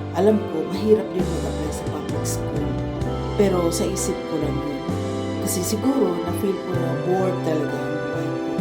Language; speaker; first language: Filipino; non-native, local second language; Cebuano